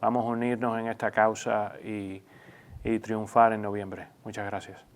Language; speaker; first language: Spanish; native; Spanish